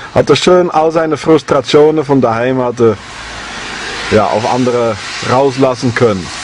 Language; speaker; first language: German; non-native, fluent; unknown